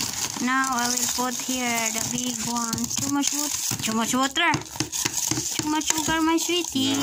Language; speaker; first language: English; non-native, learner; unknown